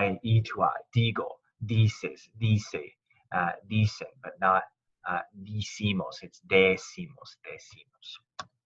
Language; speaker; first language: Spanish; non-native, fluent; English